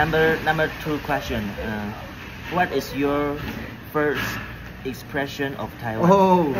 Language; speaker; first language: English; non-native, learner; Chinese